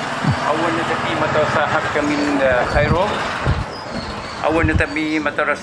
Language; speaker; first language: Arabic; non-native, learner; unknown